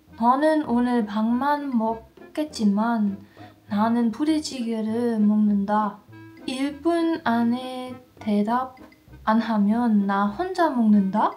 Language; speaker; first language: Korean; non-native, learner; German